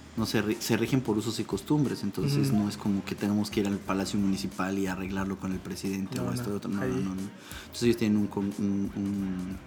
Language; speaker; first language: Spanish; native; Spanish